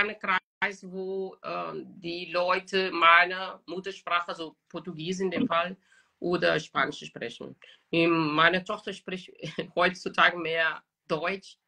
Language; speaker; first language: German; non-native, fluent; Portuguese